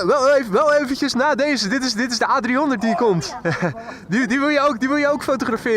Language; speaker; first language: Dutch; native; Dutch